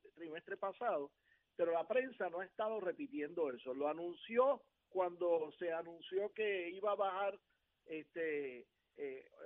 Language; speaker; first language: Spanish; native; Spanish